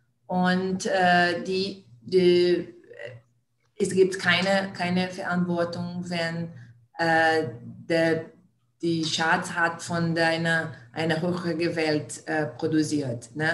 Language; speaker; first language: German; non-native, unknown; Portuguese